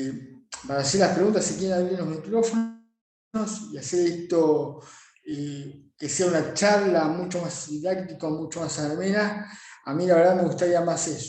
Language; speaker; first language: Spanish; native; Spanish